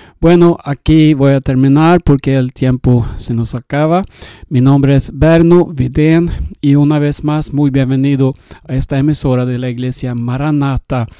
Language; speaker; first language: Spanish; non-native, fluent; Swedish